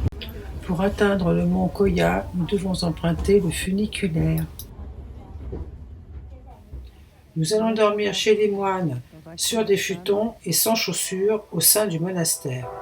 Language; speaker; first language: French; native; French